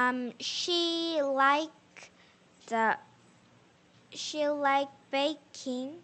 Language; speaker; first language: English; non-native, learner; Korean